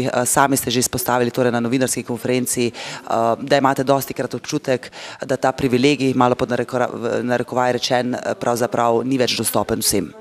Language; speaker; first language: Slovenian; native; Slovenian